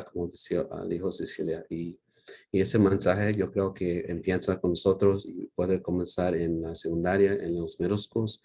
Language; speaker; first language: Spanish; early bilingual, heritage; Spanish